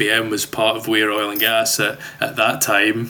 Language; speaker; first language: English; native; English